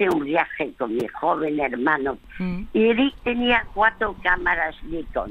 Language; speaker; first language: Spanish; early bilingual, other home language; French